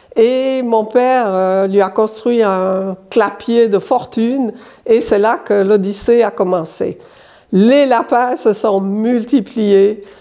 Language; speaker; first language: French; native; French